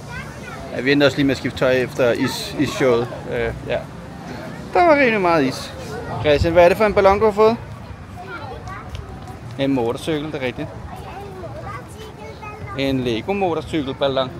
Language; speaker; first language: Danish; native; Danish